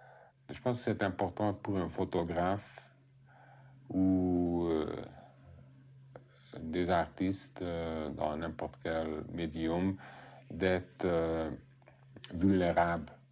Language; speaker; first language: French; non-native, fluent; Hungarian